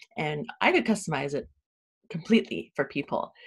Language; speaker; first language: English; native; English